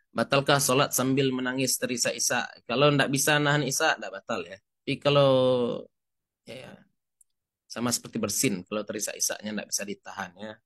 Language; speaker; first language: Indonesian; non-native, local second language; Minangkabau